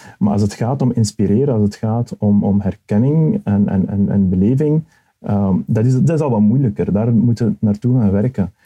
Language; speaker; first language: Dutch; early bilingual, other home language; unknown